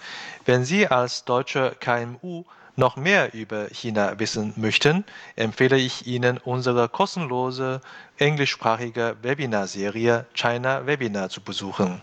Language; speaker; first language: German; non-native, fluent; Chinese